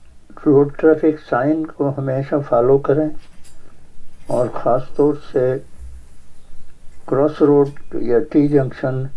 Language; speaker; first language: Urdu; native; Urdu